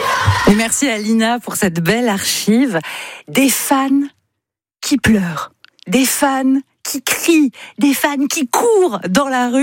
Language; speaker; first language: French; native; French